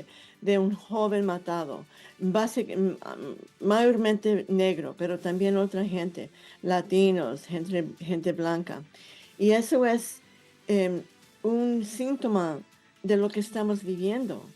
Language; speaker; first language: Spanish; non-native, fluent; English